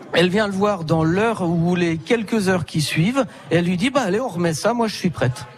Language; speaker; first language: French; native; French